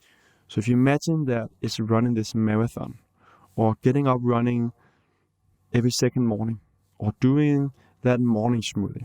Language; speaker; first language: English; non-native, fluent; Danish